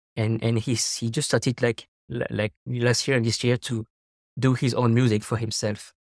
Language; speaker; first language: English; non-native, fluent; French